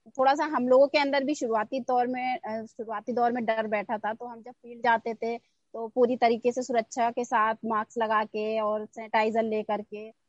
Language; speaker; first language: Hindi; native; Hindi